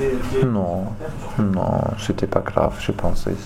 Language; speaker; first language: French; non-native, learner; German